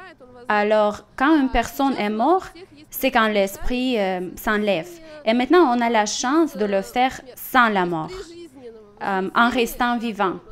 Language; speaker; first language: French; non-native, fluent; Russian